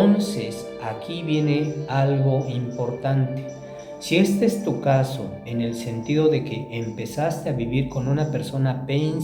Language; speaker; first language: Spanish; native; Spanish